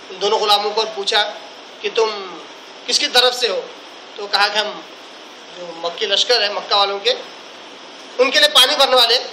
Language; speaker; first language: Urdu; native; Urdu